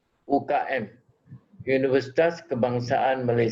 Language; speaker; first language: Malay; non-native, local second language; Javanese